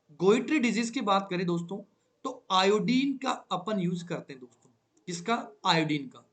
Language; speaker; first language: Hindi; native; Hindi